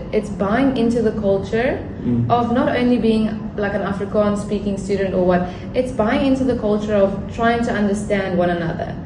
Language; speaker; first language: English; non-native, local second language; Afrikaans